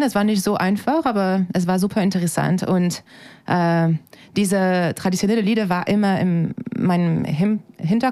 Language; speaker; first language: German; non-native, fluent; French